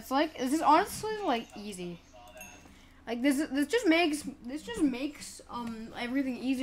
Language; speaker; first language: English; native; English